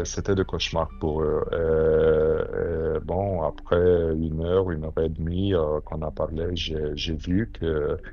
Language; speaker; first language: French; non-native, fluent; Romanian